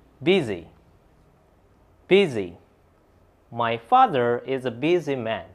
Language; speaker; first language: English; non-native, fluent; Indonesian